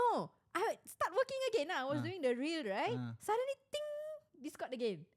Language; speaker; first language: English; native; English